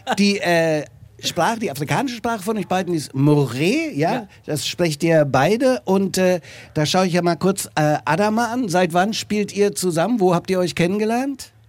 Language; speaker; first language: German; native; German